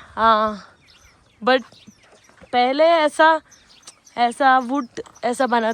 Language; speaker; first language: Hindi; non-native, local second language; Malayalam